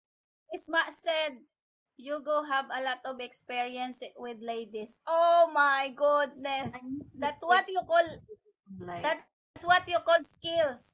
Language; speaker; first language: English; non-native, local second language; Filipino